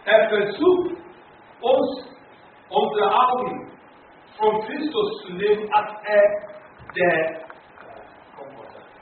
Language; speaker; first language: German; non-native, fluent; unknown